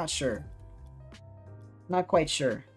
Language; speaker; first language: English; native; English